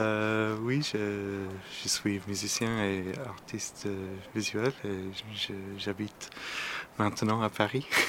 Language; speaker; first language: French; non-native, learner; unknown